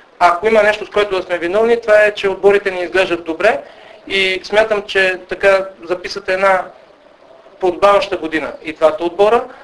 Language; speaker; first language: Bulgarian; native; Bulgarian